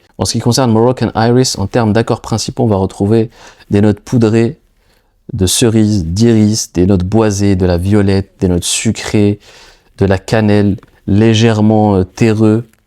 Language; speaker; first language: French; native; French